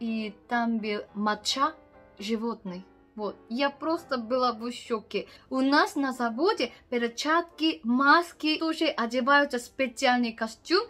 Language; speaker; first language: Russian; non-native, learner; Korean